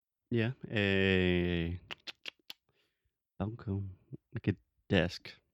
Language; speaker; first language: English; native; English